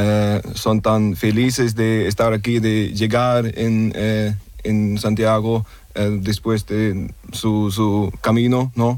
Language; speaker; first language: Spanish; non-native, learner; German